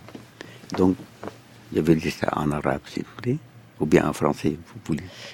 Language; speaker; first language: French; non-native, fluent; Arabic